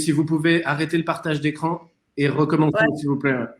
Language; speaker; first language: French; native; French